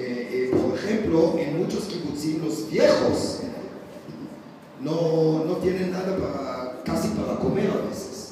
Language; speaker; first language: Spanish; non-native, learner; Hebrew